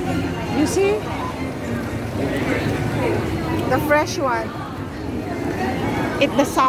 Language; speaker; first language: English; non-native, local second language; Filipino